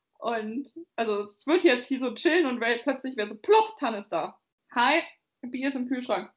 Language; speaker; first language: German; native; German